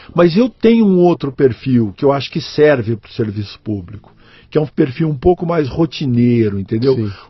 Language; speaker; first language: Portuguese; native; Portuguese